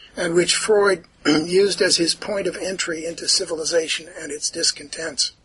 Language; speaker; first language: English; native; English